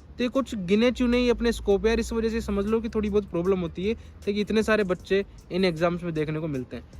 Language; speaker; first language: Hindi; native; Hindi